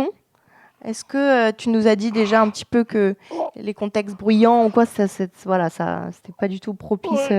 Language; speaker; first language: French; native; French